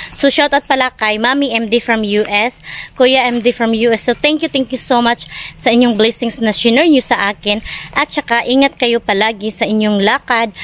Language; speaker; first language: Filipino; non-native, local second language; Cebuano